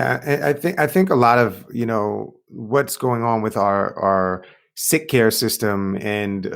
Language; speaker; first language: English; native; English